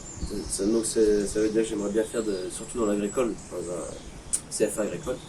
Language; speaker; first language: French; native; French